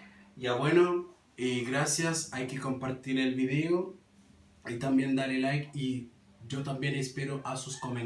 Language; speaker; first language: Spanish; non-native, learner; Haitian Creole